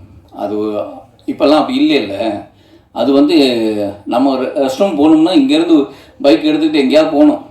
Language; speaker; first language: Tamil; native; Tamil